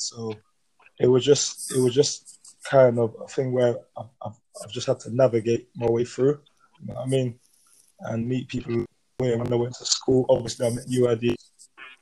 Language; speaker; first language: English; native; English